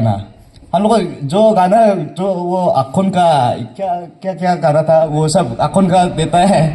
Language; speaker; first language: Hindi; non-native, local second language; Garo